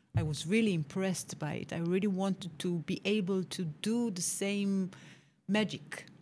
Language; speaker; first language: English; non-native, fluent; Hebrew